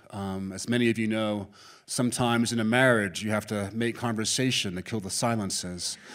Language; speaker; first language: English; native; English